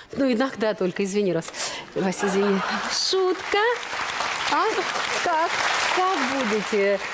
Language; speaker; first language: Russian; native; Russian